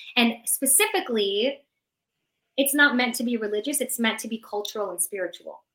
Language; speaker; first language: English; early bilingual, other home language; Persian